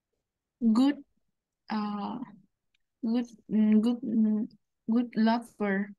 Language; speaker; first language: English; non-native, learner; Vietnamese